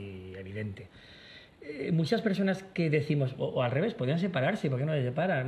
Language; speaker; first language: Spanish; native; Spanish